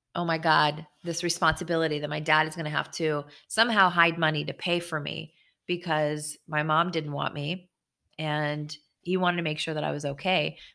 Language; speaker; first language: English; early bilingual, other home language; Hebrew